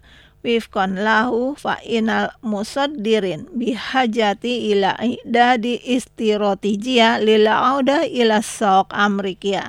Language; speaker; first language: Arabic; non-native, learner; Indonesian